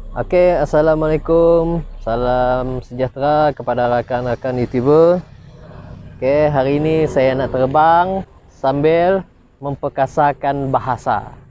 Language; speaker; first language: Malay; non-native, local second language; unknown